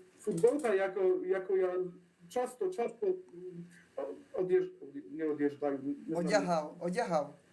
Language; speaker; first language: Ukrainian; non-native, learner; Polish